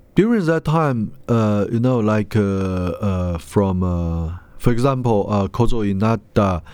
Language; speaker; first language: English; non-native, learner; Chinese